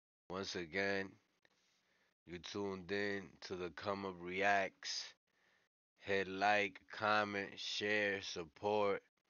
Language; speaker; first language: English; early bilingual, other home language; Spanish